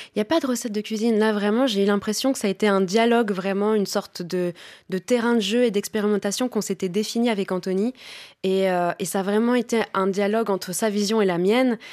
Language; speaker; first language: French; native; French